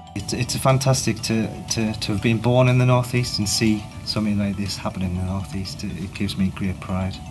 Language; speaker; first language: English; native; English